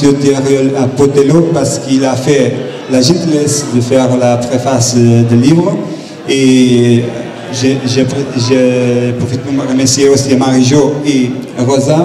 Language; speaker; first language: French; non-native, learner; Portuguese